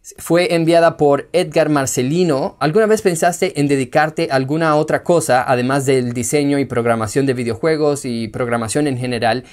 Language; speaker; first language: Spanish; native; Spanish